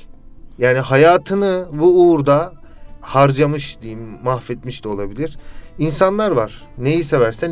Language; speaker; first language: Turkish; native; Turkish